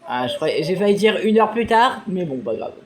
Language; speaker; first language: French; native; French